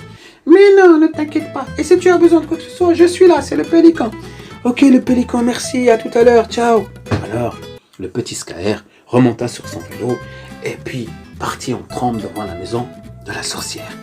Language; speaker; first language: French; native; French